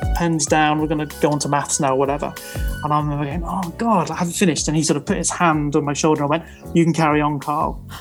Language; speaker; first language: English; native; English